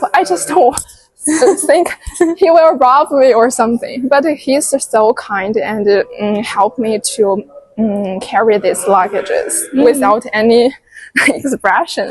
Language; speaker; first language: English; non-native, fluent; Chinese